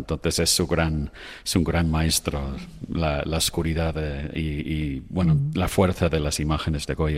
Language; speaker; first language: Spanish; non-native, fluent; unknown